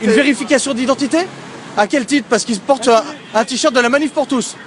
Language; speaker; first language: French; native; French